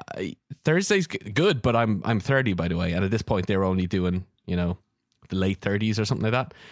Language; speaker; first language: English; native; English